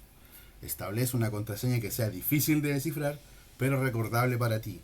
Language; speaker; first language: Spanish; native; Spanish